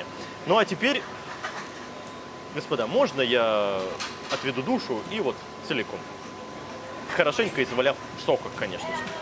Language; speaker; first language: Russian; native; Russian